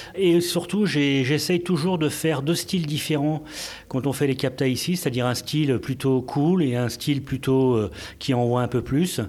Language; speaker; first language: French; native; French